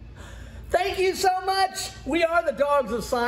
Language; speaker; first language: English; native; English